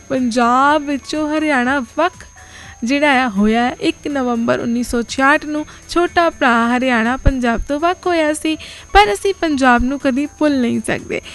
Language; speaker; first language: Punjabi; native; Punjabi